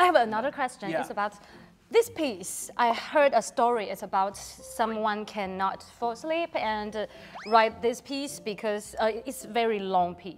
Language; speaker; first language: English; non-native, learner; Chinese